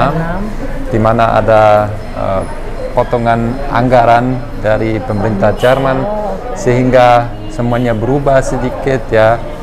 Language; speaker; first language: Indonesian; non-native, fluent; German